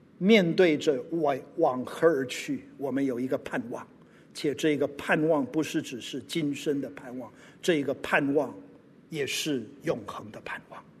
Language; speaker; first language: Chinese; non-native, local second language; English